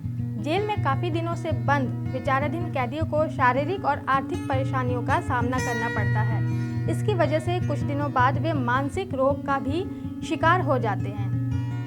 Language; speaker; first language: Hindi; native; Hindi